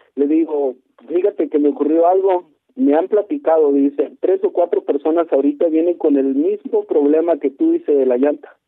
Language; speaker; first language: Spanish; native; Spanish